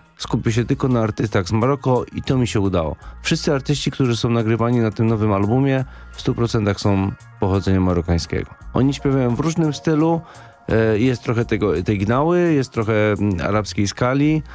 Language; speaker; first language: Polish; native; Polish